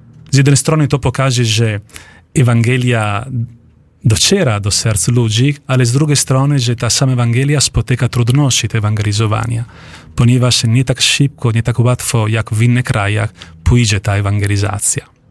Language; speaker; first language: Polish; non-native, fluent; Italian